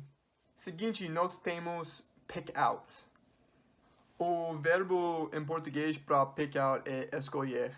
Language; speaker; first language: Portuguese; non-native, learner; English